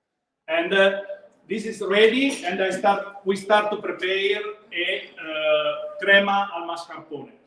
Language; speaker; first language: English; non-native, learner; Italian